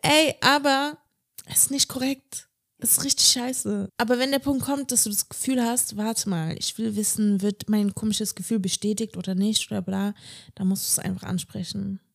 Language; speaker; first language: German; native; German